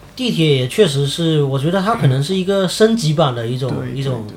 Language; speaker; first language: Chinese; native; Chinese